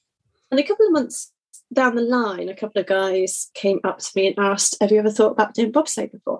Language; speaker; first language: English; native; English